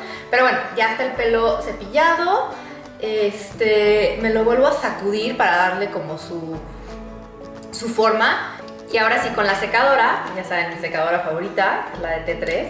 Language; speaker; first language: Spanish; native; Spanish